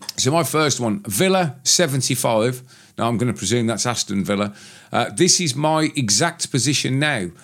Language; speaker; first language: English; native; English